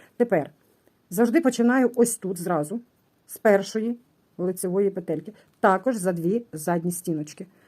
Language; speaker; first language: Ukrainian; native; Ukrainian